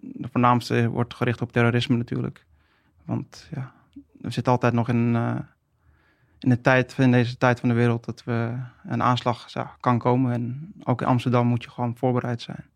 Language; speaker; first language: Dutch; native; Dutch